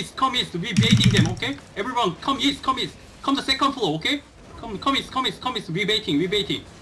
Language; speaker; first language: Korean; native; Korean